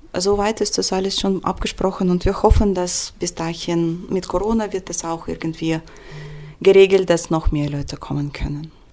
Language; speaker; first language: German; non-native, fluent; Russian